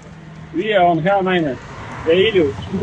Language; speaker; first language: Estonian; non-native, learner; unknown